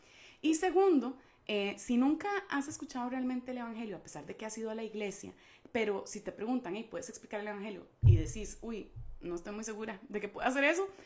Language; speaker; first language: Spanish; native; Spanish